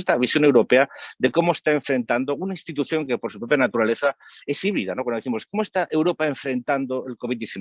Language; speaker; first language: Spanish; native; Spanish